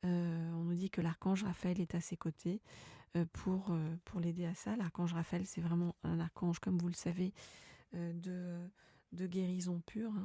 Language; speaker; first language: French; native; French